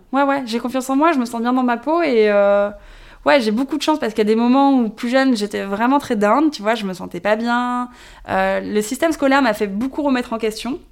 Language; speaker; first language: French; native; French